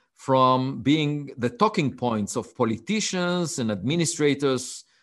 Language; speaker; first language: English; non-native, fluent; Hebrew